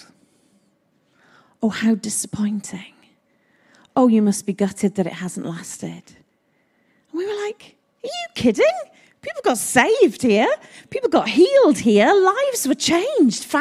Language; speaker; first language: English; native; English